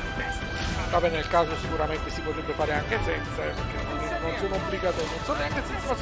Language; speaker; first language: Italian; native; Italian